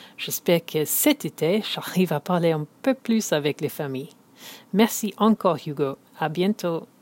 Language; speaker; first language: French; non-native, learner; English